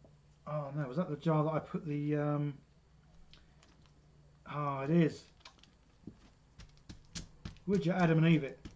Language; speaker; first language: English; native; English